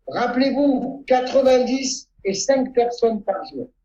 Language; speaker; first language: French; non-native, fluent; Italian